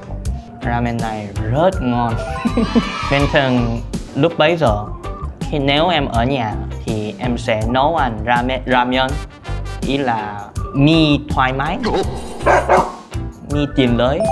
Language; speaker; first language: Vietnamese; non-native, fluent; Korean